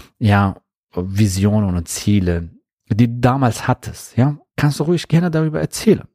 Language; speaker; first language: German; non-native, fluent; Persian